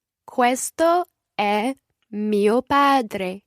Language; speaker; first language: Italian; non-native, learner; English